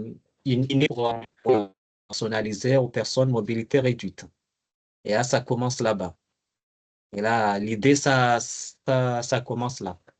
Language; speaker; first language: French; non-native, learner; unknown